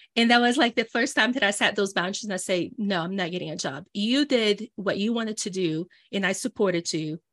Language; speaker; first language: English; early bilingual, other home language; Portuguese